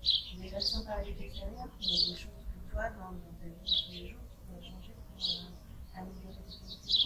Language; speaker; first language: French; native; French